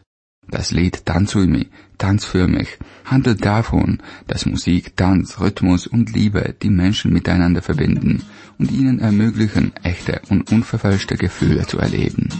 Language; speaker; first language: German; native; German